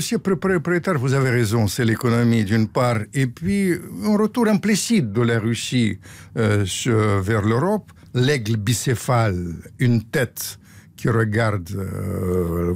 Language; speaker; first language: French; non-native, fluent; Russian